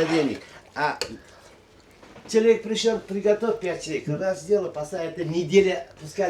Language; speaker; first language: Russian; non-native, fluent; Uzbek